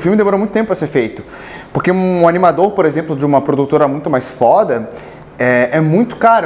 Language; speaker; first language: Portuguese; native; Portuguese